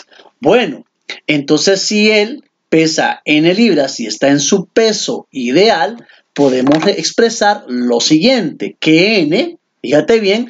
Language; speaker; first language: Spanish; native; Spanish